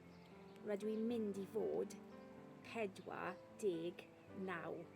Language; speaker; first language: Welsh; non-native, learner; English